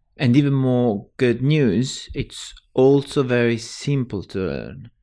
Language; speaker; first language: English; non-native, fluent; Italian